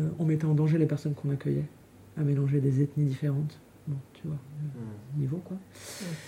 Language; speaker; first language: French; native; French